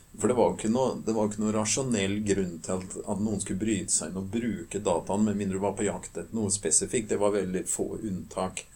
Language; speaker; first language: Norwegian; native; Norwegian